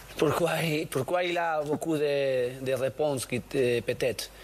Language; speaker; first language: French; non-native, learner; Spanish